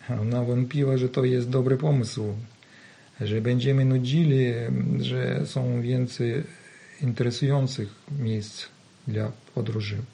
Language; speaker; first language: Polish; non-native, learner; Ukrainian